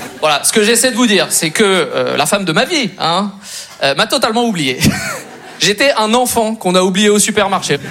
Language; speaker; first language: French; native; French